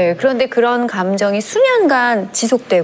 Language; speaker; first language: Korean; native; Korean